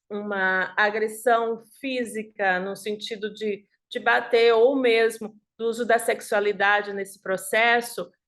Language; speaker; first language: Portuguese; native; Portuguese